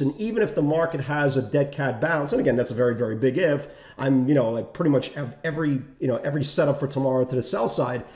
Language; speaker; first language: English; native; English